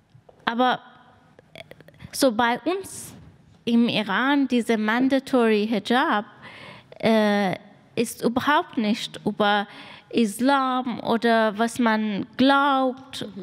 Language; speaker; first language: German; non-native, learner; Persian